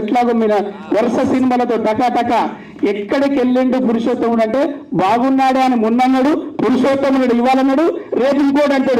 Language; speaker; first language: Telugu; native; Telugu